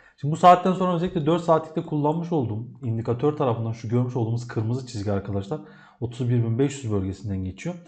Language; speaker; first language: Turkish; native; Turkish